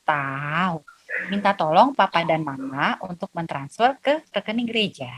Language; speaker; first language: Indonesian; native; Indonesian